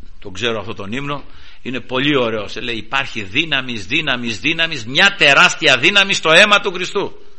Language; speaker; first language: Greek; native; Greek